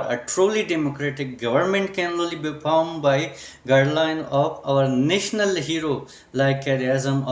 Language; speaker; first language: English; non-native, local second language; Urdu